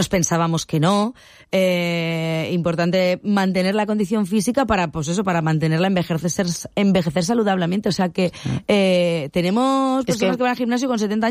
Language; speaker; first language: Spanish; native; Spanish